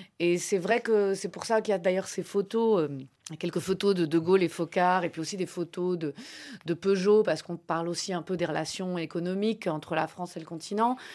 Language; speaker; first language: French; native; French